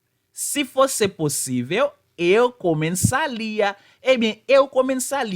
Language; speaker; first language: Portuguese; non-native, fluent; Haitian Creole